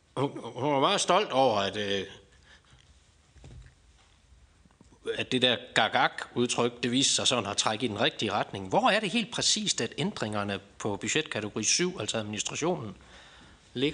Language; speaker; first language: Danish; native; Danish